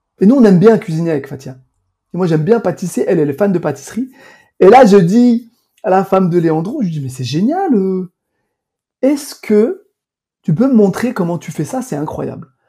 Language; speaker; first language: French; early bilingual, other home language; Arabic